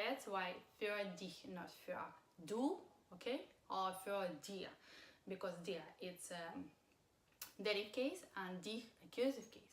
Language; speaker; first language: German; non-native, fluent; Russian